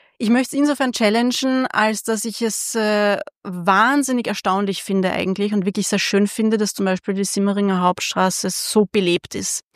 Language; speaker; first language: German; early bilingual, other home language; Hungarian